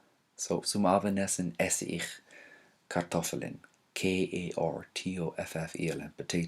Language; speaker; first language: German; non-native, fluent; English